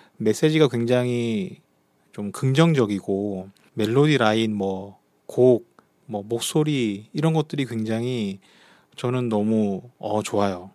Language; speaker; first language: Korean; native; Korean